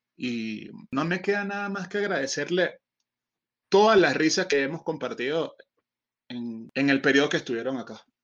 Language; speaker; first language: Spanish; native; Spanish